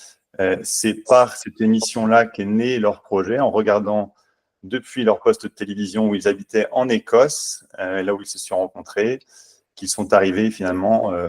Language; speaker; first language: French; native; French